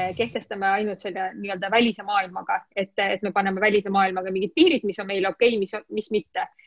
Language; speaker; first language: Estonian; non-native, local second language; Russian